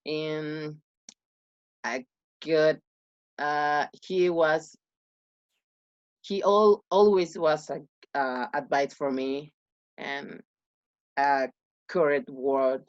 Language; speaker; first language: English; non-native, learner; Spanish